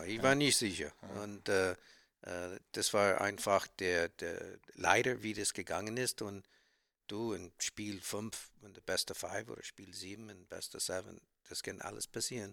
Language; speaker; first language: German; non-native, learner; English